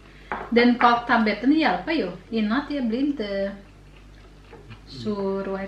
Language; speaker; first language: Swedish; non-native, learner; Indonesian